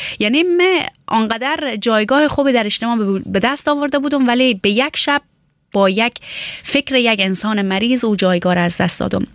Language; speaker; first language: Persian; native; Persian